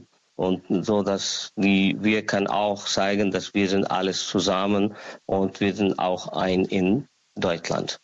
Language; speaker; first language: German; non-native, learner; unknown